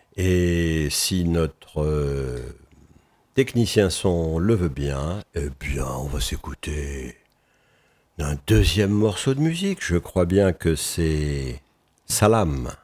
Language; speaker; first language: French; native; French